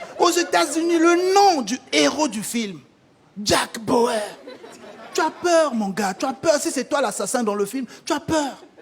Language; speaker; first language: French; non-native, local second language; Lingala